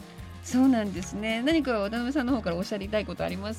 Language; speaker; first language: Japanese; native; Japanese